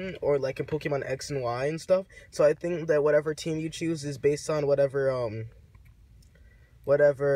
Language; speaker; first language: English; native; English